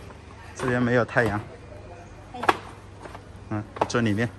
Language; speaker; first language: Chinese; non-native, fluent; Vietnamese